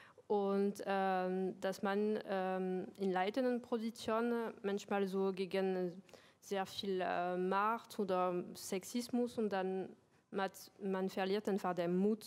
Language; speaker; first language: German; non-native, fluent; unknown